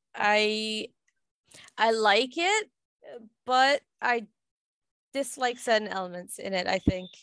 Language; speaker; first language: English; native; English